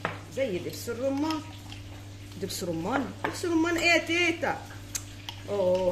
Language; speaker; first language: Arabic; native; Arabic